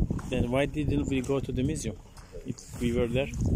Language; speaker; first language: English; non-native, learner; Turkish